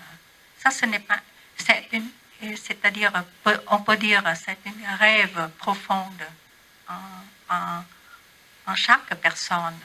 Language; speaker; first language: French; non-native, learner; Vietnamese